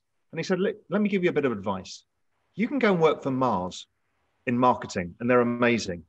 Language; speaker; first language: English; native; English